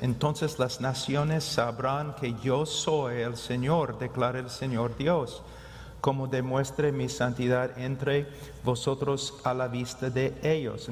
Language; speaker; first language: Spanish; non-native, fluent; English